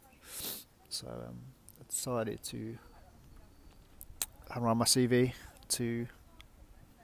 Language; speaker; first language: English; native; English